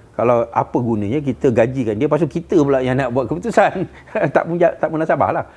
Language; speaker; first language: Malay; native; Malay